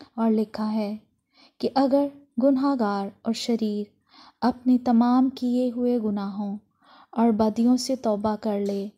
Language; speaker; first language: Urdu; non-native, local second language; Punjabi